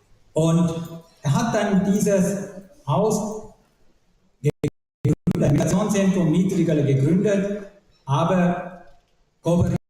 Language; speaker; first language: German; non-native, learner; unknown